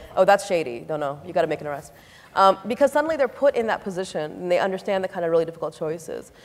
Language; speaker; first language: English; native; English